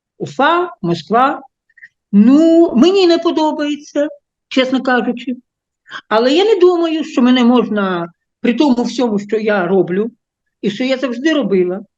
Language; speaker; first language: Ukrainian; non-native, local second language; Russian